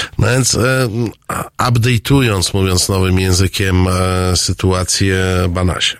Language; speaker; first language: Polish; native; Polish